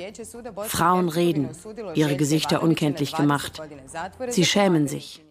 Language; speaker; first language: German; native; German